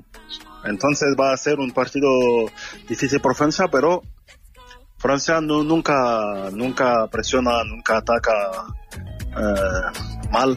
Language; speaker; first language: Spanish; non-native, fluent; French